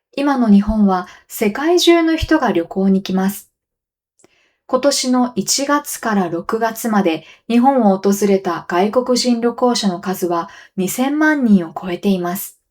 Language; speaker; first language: Japanese; native; Japanese